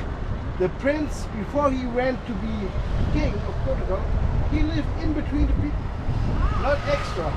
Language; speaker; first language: English; non-native, fluent; Portuguese